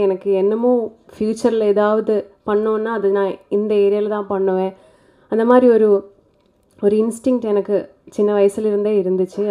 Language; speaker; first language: Tamil; non-native, local second language; Malayalam